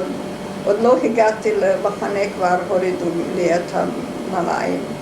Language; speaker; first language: Hebrew; non-native, fluent; Hungarian